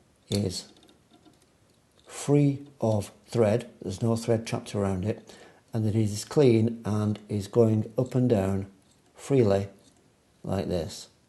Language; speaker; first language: English; native; English